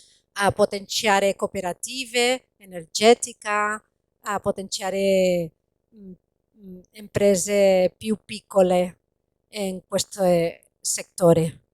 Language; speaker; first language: Italian; non-native, fluent; Catalan